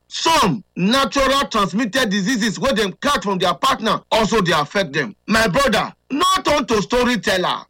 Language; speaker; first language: Nigerian Pidgin; native; Nigerian Pidgin